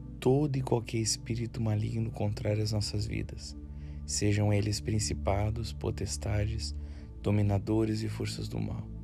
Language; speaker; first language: Portuguese; native; Portuguese